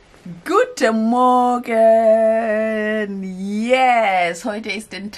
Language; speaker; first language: German; non-native, learner; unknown